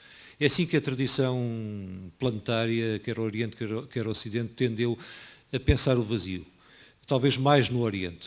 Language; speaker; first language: Portuguese; native; Portuguese